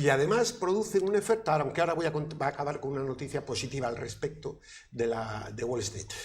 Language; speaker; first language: Spanish; native; Spanish